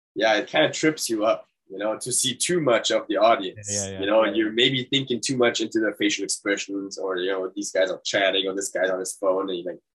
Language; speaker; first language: English; non-native, fluent; German